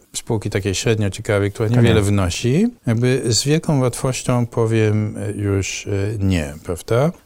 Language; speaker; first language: Polish; non-native, fluent; Dutch